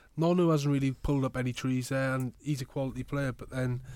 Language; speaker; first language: English; native; English